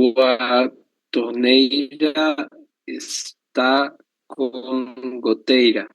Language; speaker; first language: Portuguese; non-native, learner; Spanish